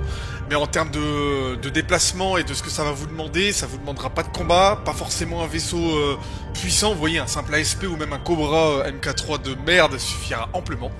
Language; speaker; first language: French; native; French